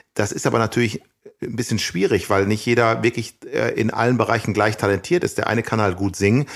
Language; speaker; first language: German; native; German